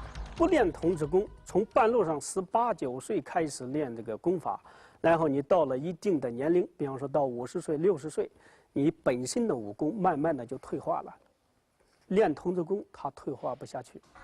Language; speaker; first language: Chinese; native; Chinese